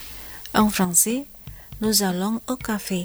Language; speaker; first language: French; non-native, fluent; Indonesian